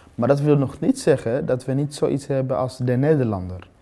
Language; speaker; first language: Dutch; non-native, fluent; Swahili